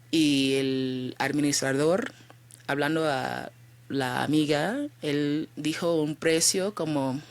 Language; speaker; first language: Spanish; early bilingual, heritage; Spanish